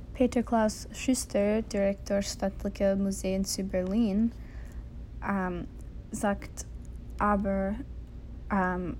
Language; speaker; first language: German; non-native, learner; English